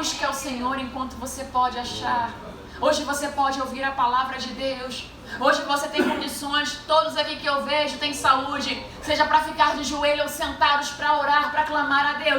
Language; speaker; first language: Portuguese; native; Portuguese